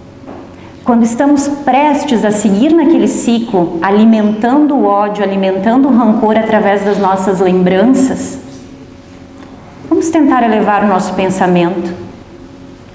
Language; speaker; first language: Portuguese; native; Portuguese